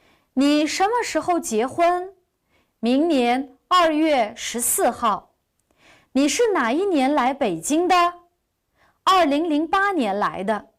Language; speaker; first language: Chinese; non-native, local second language; Uyghur